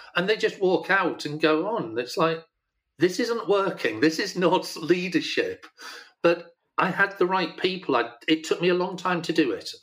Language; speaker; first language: English; native; English